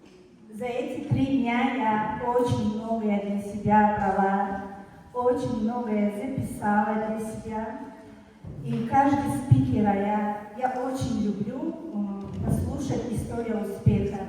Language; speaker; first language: Russian; non-native, fluent; Tajik